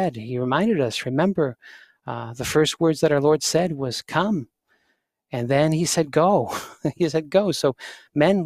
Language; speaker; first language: English; native; English